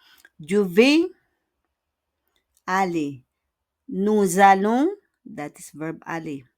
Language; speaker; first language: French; non-native, fluent; Filipino